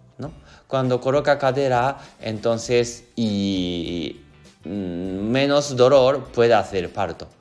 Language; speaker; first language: Spanish; non-native, learner; Japanese